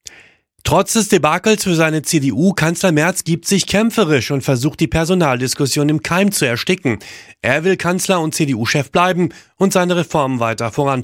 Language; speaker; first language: German; native; German